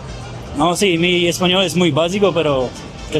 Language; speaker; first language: Spanish; non-native, learner; Polish